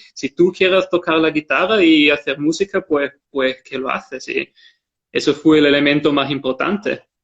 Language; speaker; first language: Spanish; non-native, fluent; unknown